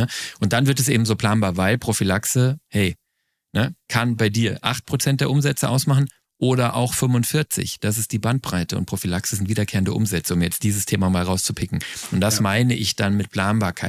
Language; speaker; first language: German; native; German